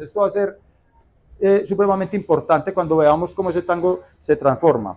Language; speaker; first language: Spanish; native; Spanish